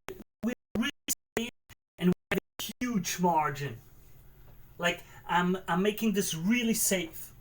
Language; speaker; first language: English; non-native, fluent; German